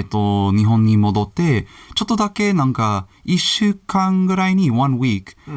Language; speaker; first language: Japanese; non-native, learner; English